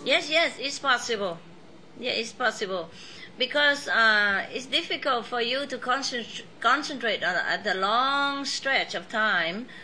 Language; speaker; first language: English; non-native, fluent; Vietnamese